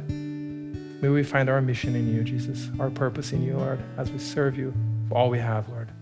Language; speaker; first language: English; non-native, fluent; Portuguese